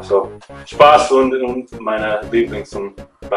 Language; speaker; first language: German; non-native, learner; English